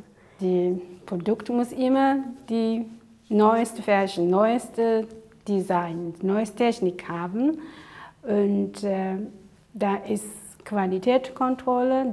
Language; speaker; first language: German; non-native, fluent; Chinese